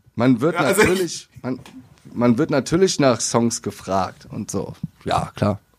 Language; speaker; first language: German; native; German